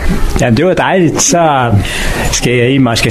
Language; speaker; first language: Danish; native; Danish